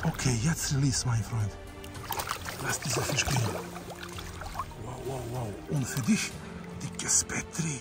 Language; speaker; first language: German; non-native, learner; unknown